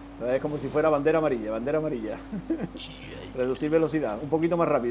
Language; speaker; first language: Spanish; native; Spanish